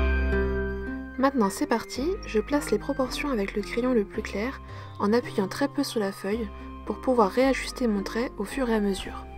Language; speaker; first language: French; native; French